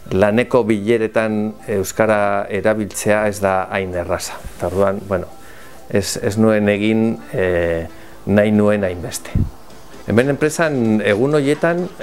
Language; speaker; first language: Basque; non-native, local second language; Spanish